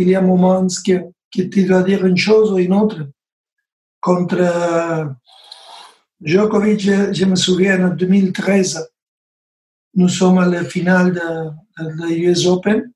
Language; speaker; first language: French; non-native, learner; Spanish